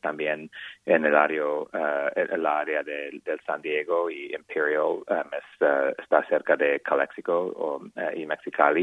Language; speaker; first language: Spanish; non-native, fluent; English